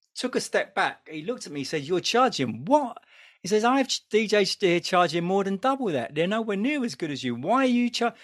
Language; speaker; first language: English; native; English